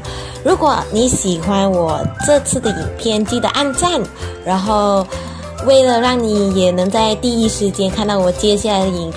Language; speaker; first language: Chinese; native; Chinese